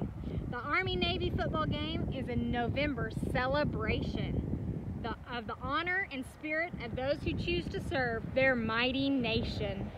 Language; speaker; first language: English; native; English